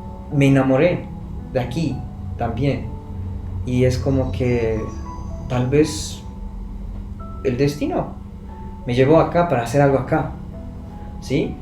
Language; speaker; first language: Spanish; non-native, fluent; Persian